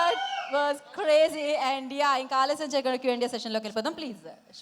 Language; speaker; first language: Telugu; native; Telugu